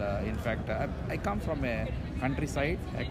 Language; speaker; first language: English; non-native, local second language; Telugu